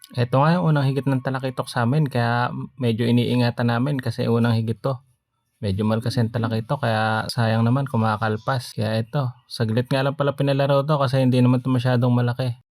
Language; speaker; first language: Filipino; native; Filipino